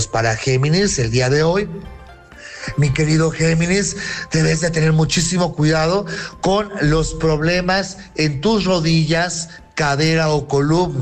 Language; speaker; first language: Spanish; native; Spanish